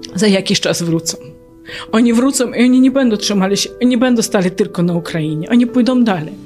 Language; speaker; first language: Polish; non-native, fluent; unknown